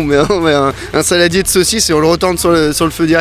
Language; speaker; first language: French; native; French